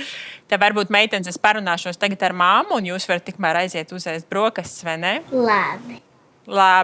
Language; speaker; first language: Latvian; native; Latvian